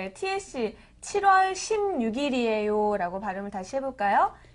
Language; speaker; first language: Korean; native; Korean